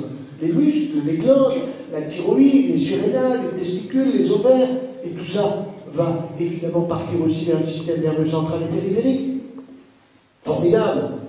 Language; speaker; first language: French; native; French